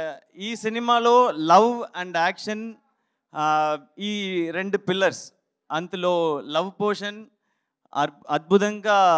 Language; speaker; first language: Telugu; non-native, learner; Tamil